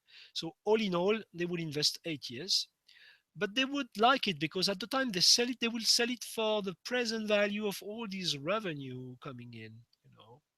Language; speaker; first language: English; non-native, fluent; French